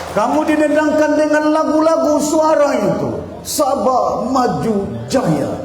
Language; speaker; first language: Malay; native; Malay